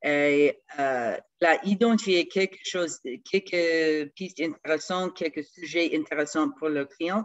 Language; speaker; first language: French; non-native, fluent; English